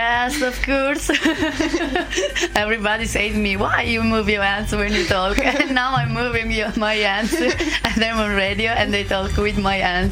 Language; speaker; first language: English; non-native, learner; Italian